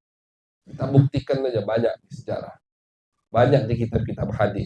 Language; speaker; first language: Indonesian; native; Indonesian